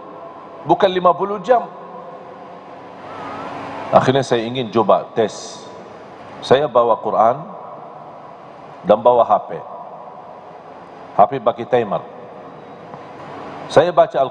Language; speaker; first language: Indonesian; non-native, fluent; Arabic